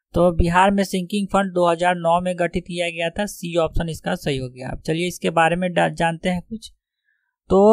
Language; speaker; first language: Hindi; native; Hindi